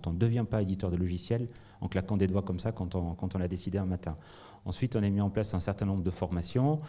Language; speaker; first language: French; native; French